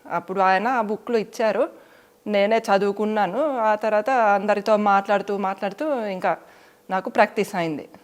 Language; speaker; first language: Telugu; non-native, fluent; Finnish